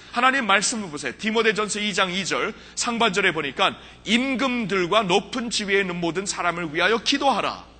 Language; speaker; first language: Korean; early bilingual, heritage; Korean